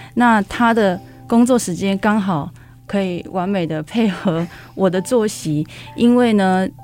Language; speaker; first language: Chinese; native; Chinese